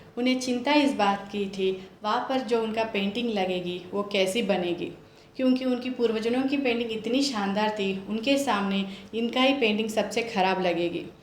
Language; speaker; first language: Hindi; non-native, local second language; Telugu